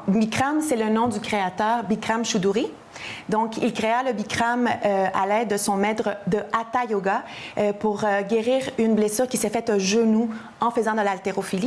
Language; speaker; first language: French; native; French